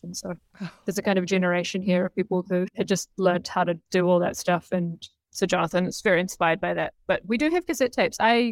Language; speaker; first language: English; native; English